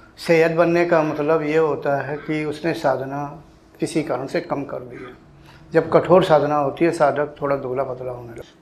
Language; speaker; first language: Hindi; native; Hindi